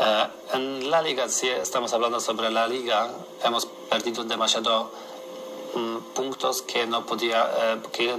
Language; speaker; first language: Spanish; non-native, learner; Polish